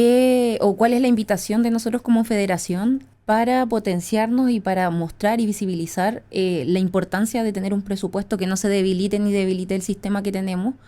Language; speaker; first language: Spanish; native; Spanish